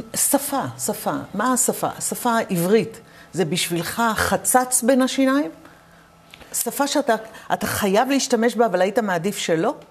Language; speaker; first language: Hebrew; native; Hebrew